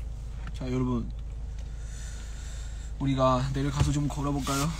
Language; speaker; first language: Korean; non-native, fluent; Chinese